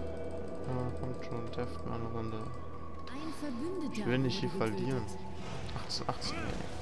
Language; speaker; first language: German; native; German